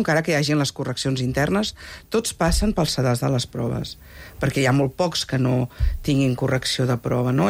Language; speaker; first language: Catalan; native; Catalan